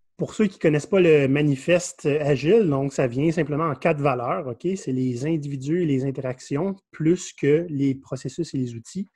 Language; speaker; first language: French; native; French